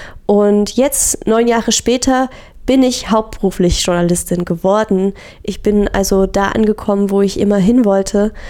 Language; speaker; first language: German; native; German